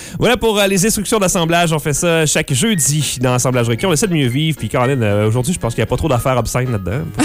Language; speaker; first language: French; native; French